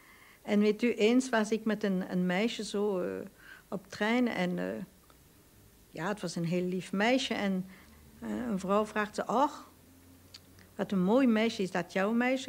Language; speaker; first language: Dutch; non-native, local second language; French